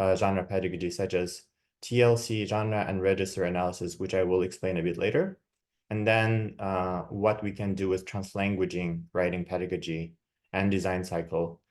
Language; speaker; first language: English; non-native, fluent; Kazakh